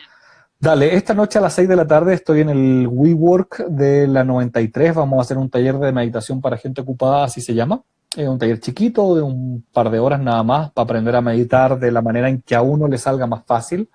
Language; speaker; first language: Spanish; native; Spanish